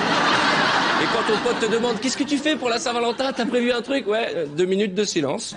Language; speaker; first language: French; native; French